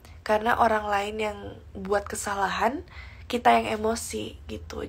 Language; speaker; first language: Indonesian; early bilingual, heritage; Indonesian